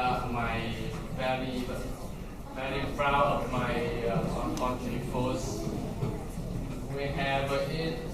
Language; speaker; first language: English; non-native, learner; Vietnamese